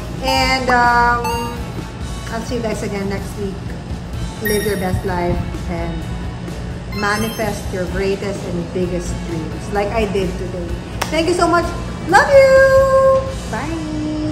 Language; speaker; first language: English; non-native, local second language; Filipino